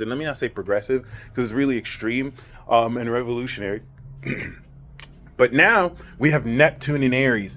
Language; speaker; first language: English; native; English